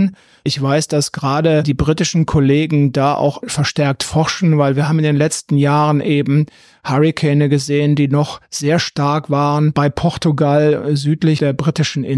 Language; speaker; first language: German; native; German